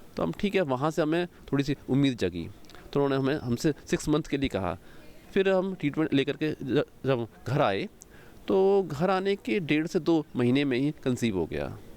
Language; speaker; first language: Hindi; native; Hindi